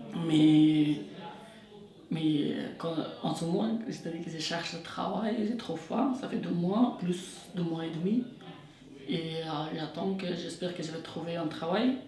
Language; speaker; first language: French; non-native, learner; Persian